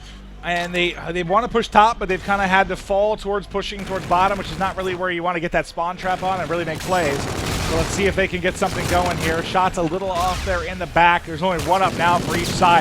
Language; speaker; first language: English; native; English